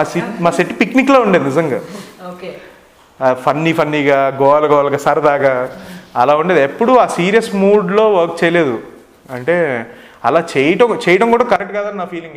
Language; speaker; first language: Telugu; native; Telugu